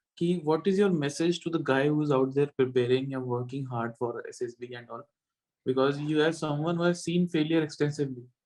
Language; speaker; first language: Hindi; non-native, local second language; Punjabi